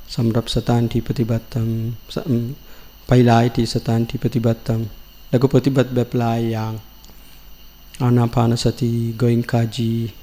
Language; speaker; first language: Thai; non-native, learner; Sinhala